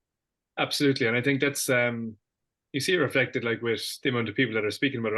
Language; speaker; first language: English; native; English